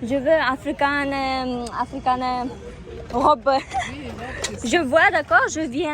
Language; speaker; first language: French; non-native, learner; Kazakh